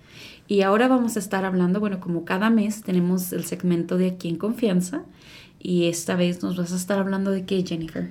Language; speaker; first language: Spanish; native; Spanish